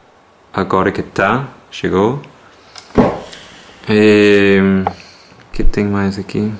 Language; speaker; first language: Portuguese; non-native, fluent; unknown